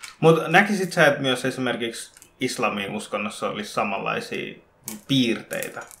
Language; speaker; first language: Finnish; early bilingual, other home language; Bangla